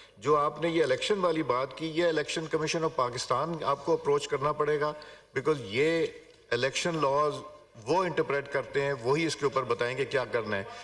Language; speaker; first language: Urdu; non-native, local second language; Punjabi